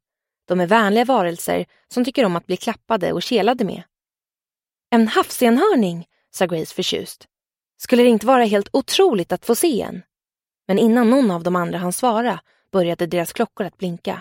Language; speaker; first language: Swedish; native; Swedish